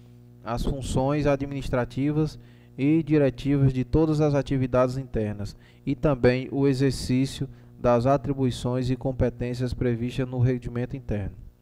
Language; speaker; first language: Portuguese; native; Portuguese